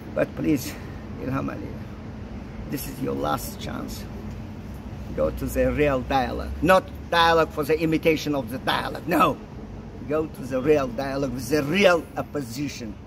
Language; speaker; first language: English; non-native, fluent; Azerbaijani